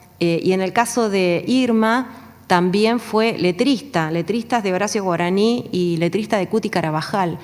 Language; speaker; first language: Spanish; native; Spanish